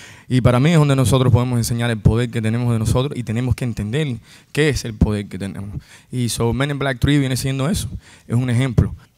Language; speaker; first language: Spanish; early bilingual, heritage; Spanish